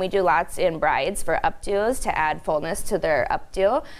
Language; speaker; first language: English; native; English